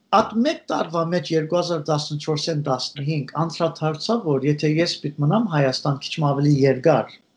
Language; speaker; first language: Armenian; early bilingual, heritage; Armenian